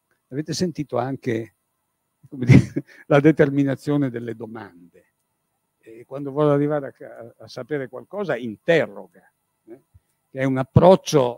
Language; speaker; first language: Italian; native; Italian